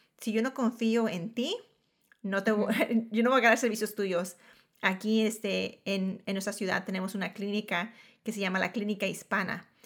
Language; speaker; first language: Spanish; early bilingual, heritage; Spanish